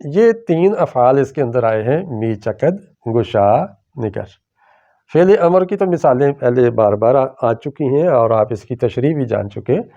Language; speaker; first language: Urdu; non-native, local second language; Punjabi